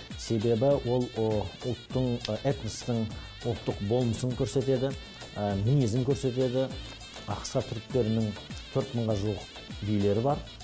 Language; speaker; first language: Kazakh; non-native, local second language; Turkish